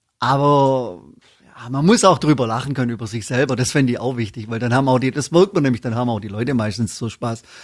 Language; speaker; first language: German; native; German